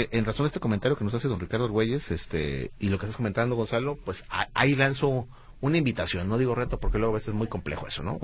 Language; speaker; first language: Spanish; native; Spanish